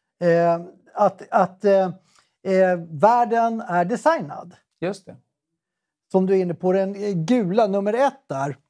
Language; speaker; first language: Swedish; native; Swedish